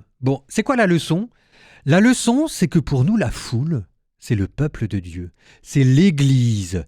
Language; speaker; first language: French; native; French